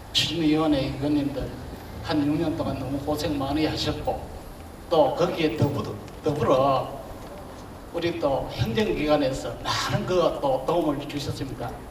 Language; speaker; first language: Korean; native; Korean